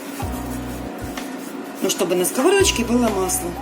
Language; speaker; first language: Russian; non-native, local second language; Ukrainian